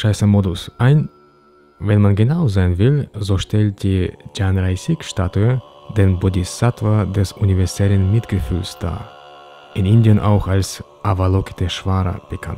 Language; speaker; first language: German; native; German